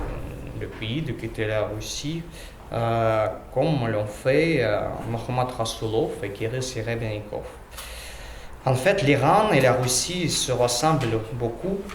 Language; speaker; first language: French; non-native, learner; Russian